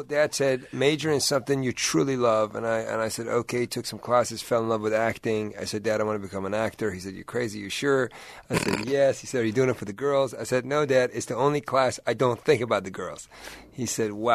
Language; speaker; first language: English; native; English